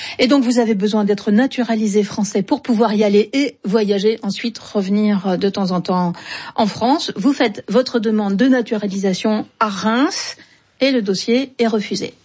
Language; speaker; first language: French; native; French